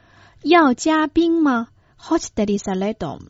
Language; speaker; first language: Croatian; non-native, fluent; Chinese